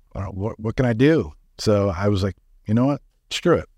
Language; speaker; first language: English; native; English